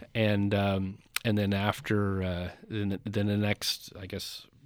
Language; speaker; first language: English; native; English